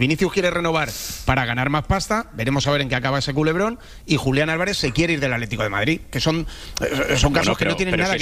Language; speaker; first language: Spanish; native; Spanish